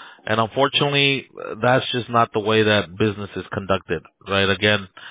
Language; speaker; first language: English; early bilingual, other home language; Spanish